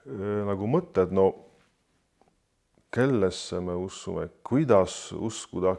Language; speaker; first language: Estonian; non-native, fluent; Polish